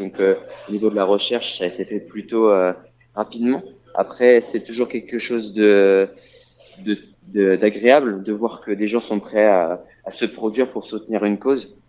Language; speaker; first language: French; native; French